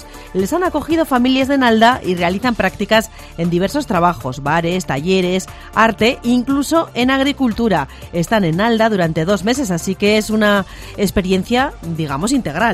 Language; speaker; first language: Spanish; native; Spanish